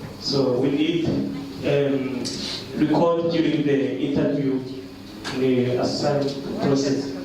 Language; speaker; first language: English; non-native, fluent; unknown